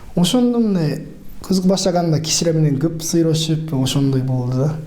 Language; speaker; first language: Kyrgyz; non-native, learner; Japanese